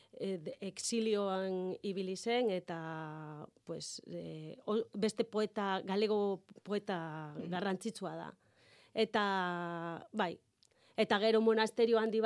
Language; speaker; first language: Basque; non-native, learner; Galician